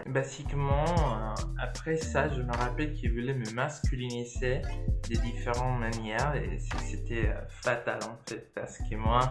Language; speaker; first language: French; non-native, learner; Spanish